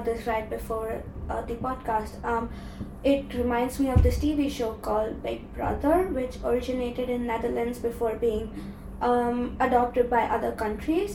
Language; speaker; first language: English; non-native, local second language; Tamil